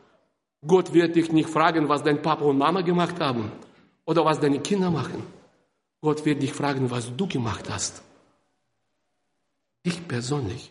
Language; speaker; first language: German; non-native, fluent; Russian